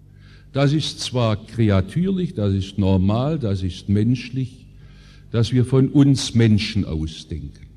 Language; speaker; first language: German; native; German